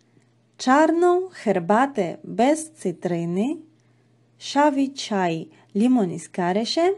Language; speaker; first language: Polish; non-native, fluent; Georgian